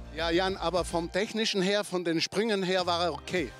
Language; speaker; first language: German; native; German